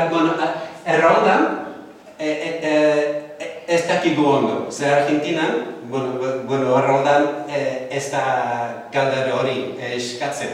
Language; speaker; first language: Basque; non-native, fluent; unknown